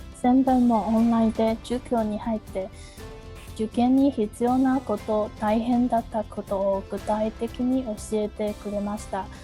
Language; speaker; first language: Japanese; non-native, learner; Chinese